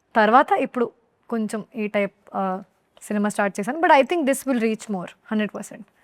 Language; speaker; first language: Telugu; non-native, learner; Hindi